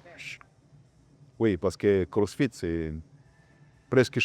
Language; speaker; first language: French; non-native, learner; Russian